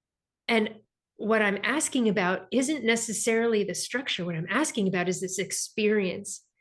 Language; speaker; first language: English; native; English